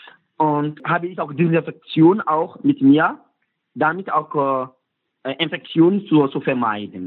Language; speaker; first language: German; non-native, learner; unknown